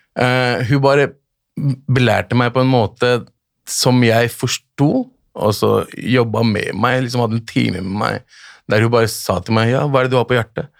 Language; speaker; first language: Norwegian; early bilingual, other home language; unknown